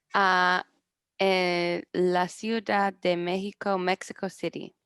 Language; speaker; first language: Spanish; non-native, learner; English